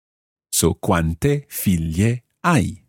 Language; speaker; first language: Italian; non-native, fluent; English